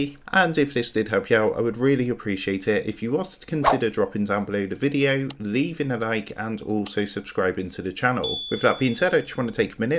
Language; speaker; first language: English; native; English